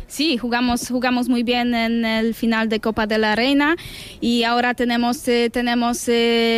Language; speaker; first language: Spanish; non-native, learner; Polish